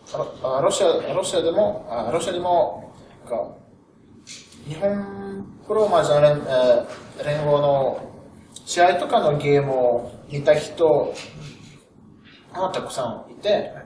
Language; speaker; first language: Japanese; non-native, learner; Russian